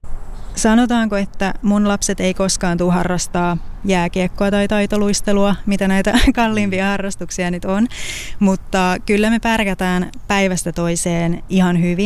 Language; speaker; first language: Finnish; native; Finnish